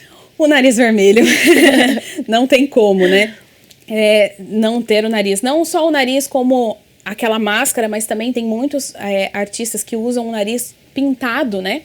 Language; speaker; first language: Portuguese; native; Portuguese